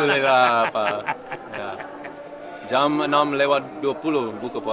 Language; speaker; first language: Indonesian; non-native, learner; English